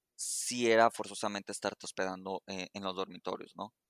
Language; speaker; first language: Spanish; native; Spanish